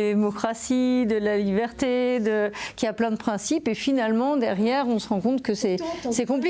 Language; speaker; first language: French; native; French